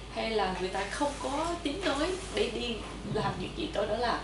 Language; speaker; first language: Vietnamese; early bilingual, heritage; Vietnamese